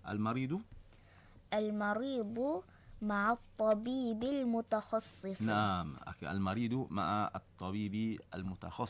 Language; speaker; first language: Arabic; non-native, fluent; Malay